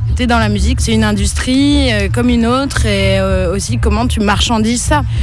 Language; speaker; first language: French; native; French